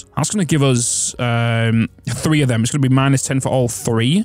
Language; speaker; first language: English; native; English